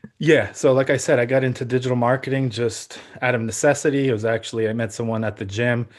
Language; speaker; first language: English; early bilingual, other home language; Ukrainian